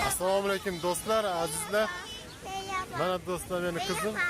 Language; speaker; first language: Turkish; non-native, learner; Uzbek